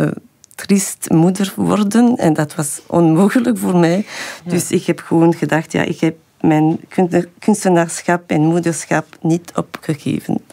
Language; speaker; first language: Dutch; non-native, fluent; French